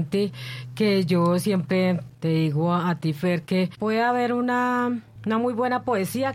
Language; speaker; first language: Spanish; native; Spanish